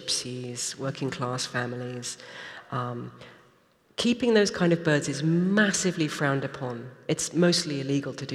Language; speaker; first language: English; native; English